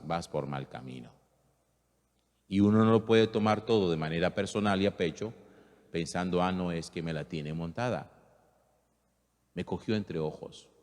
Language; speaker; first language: Spanish; native; Spanish